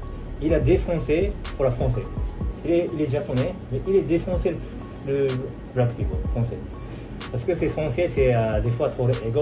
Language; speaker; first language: French; non-native, learner; Japanese